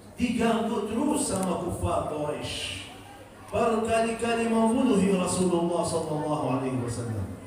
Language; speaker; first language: Malay; non-native, fluent; Arabic